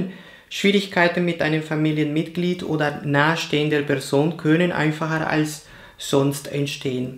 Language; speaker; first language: German; non-native, fluent; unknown